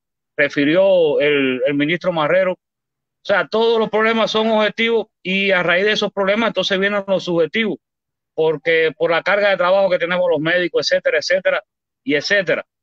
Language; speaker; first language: Spanish; native; Spanish